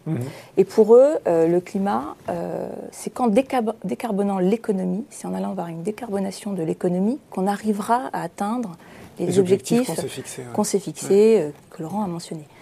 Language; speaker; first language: French; native; French